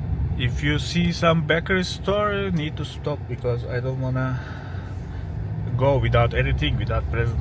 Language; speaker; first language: English; non-native, learner; Turkish